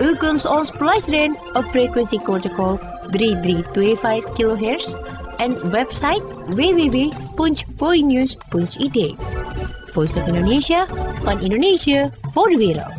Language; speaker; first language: Dutch; non-native, fluent; Indonesian